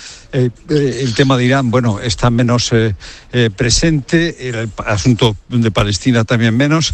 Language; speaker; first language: Spanish; native; Spanish